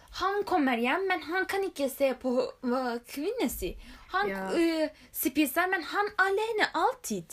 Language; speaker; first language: Norwegian; non-native, learner; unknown